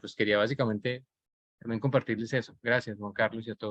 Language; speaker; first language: Spanish; native; Spanish